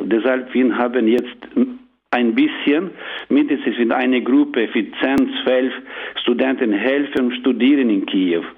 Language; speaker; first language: German; non-native, learner; Ukrainian